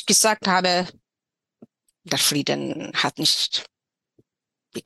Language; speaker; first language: German; non-native, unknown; Tigrinya